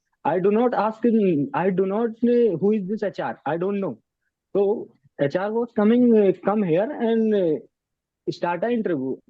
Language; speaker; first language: English; non-native, learner; Hindi